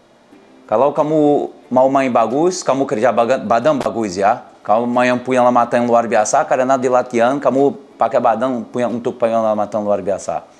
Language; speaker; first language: Indonesian; non-native, learner; Portuguese